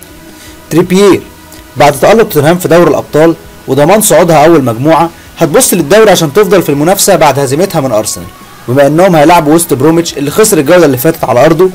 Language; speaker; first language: Arabic; native; Arabic